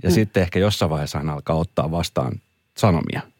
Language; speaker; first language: Finnish; early bilingual, other home language; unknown